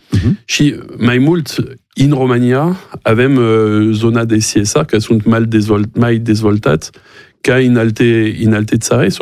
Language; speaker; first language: Romanian; non-native, fluent; French